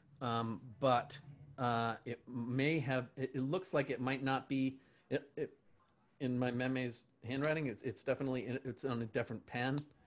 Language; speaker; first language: English; native; English